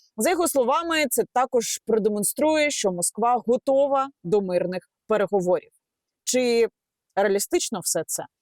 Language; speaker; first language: Ukrainian; native; Ukrainian